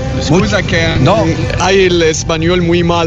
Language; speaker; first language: Spanish; non-native, learner; Arabic